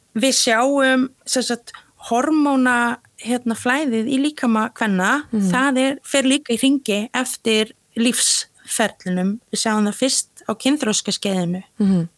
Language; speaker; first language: Icelandic; native; Icelandic